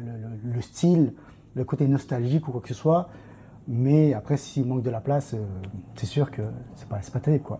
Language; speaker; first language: French; native; French